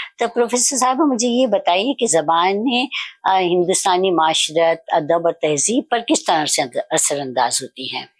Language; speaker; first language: Urdu; native; Urdu